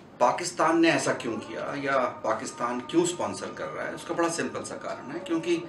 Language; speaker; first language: Hindi; native; Hindi